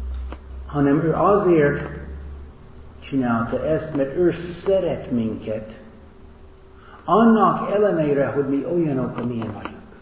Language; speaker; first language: Hungarian; non-native, learner; English